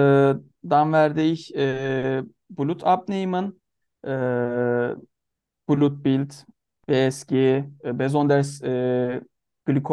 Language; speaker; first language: German; non-native, learner; Turkish